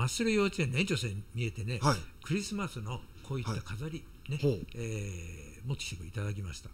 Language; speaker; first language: Japanese; native; Japanese